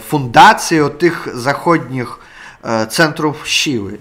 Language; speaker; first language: Polish; non-native, learner; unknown